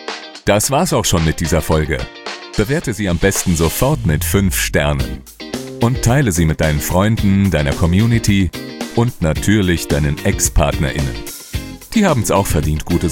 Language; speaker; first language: German; native; German